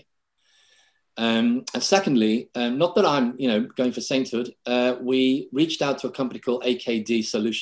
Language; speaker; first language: English; native; English